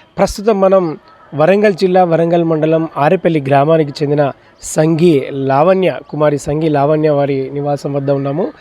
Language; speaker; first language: Telugu; native; Telugu